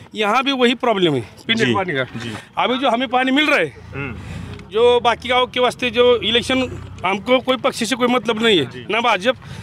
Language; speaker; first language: Hindi; non-native, local second language; Marathi